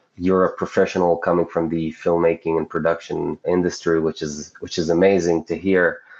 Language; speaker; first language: English; non-native, fluent; Hebrew